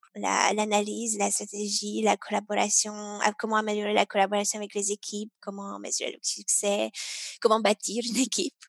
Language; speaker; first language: French; non-native, fluent; Romanian